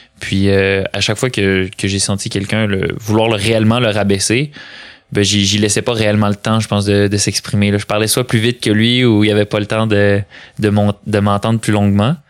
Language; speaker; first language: French; early bilingual, other home language; Arabic